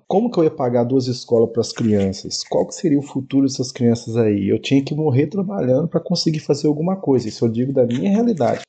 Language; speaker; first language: Portuguese; native; Portuguese